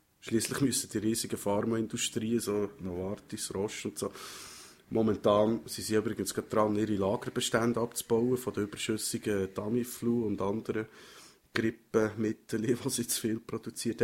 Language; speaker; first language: German; native; German